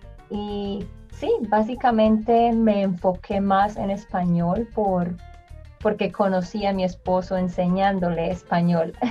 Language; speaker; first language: Spanish; native; Spanish